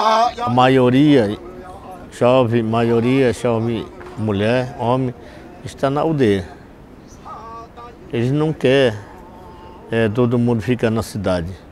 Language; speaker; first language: Portuguese; non-native, local second language; Yanomámi